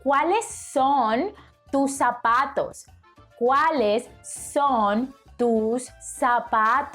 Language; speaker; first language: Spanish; non-native, fluent; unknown